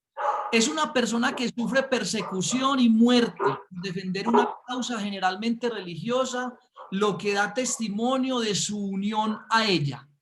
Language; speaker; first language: Spanish; native; Spanish